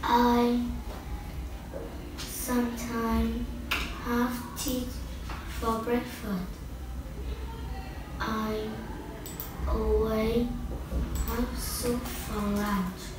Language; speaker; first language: English; non-native, learner; Vietnamese